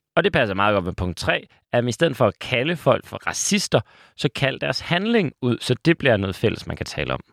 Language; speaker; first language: Danish; native; Danish